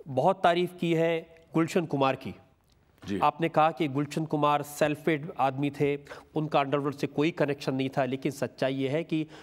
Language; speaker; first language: Hindi; native; Hindi